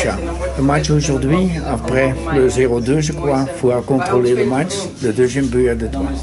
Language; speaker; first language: French; non-native, learner; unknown